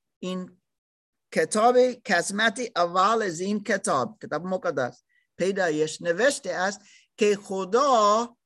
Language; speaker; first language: Persian; non-native, learner; German